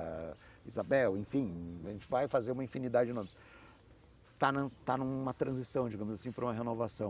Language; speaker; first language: Portuguese; native; Portuguese